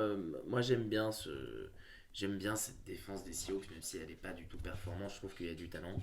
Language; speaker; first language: French; native; French